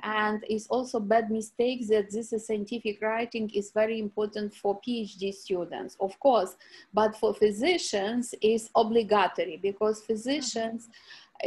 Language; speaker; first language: English; non-native, learner; Ukrainian